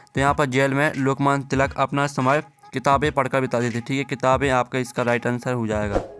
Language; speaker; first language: Hindi; native; Hindi